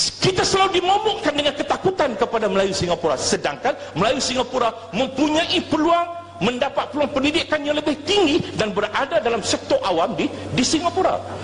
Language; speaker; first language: Malay; native; Malay